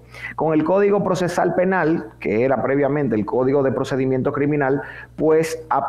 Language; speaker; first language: Spanish; native; Spanish